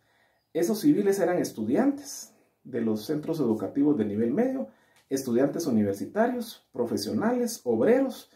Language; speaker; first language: Spanish; native; Spanish